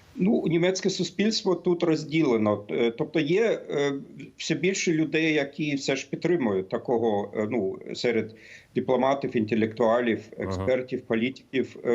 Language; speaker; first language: Ukrainian; non-native, fluent; German